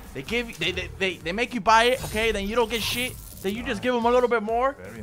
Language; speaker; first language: English; native; English